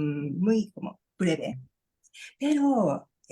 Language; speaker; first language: Spanish; non-native, learner; Japanese